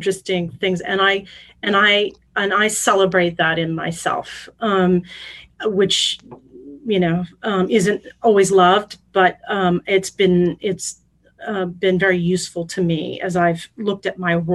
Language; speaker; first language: English; native; English